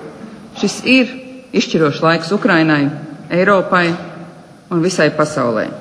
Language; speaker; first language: Latvian; native; Latvian